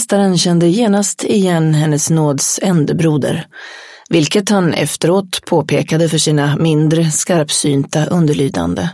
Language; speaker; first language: Swedish; native; Swedish